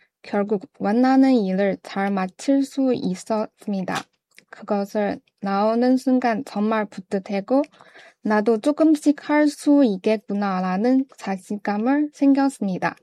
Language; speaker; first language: Korean; non-native, learner; Chinese